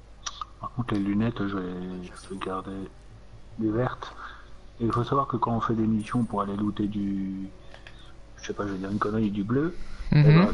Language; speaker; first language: French; native; French